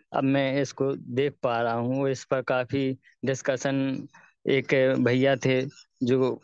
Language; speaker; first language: Hindi; native; Hindi